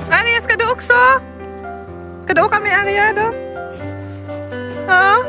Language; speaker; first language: Swedish; non-native, learner; Filipino